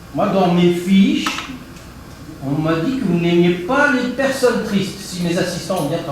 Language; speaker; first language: French; native; French